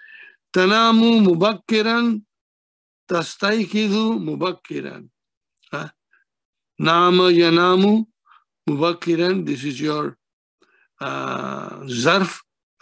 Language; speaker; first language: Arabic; non-native, fluent; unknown